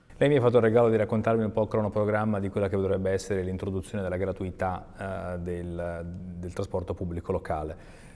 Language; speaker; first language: Italian; native; Italian